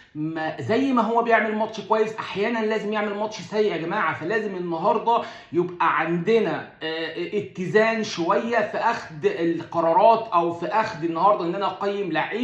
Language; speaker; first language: Arabic; native; Arabic